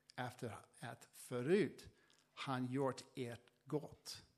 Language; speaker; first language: Swedish; non-native, fluent; English